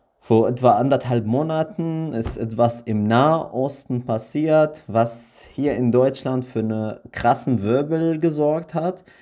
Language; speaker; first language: German; early bilingual, other home language; Arabic